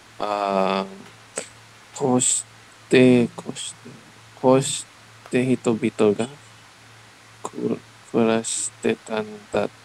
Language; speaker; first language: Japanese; non-native, learner; English